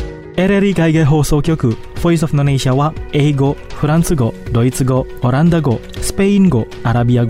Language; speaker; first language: Japanese; non-native, fluent; Indonesian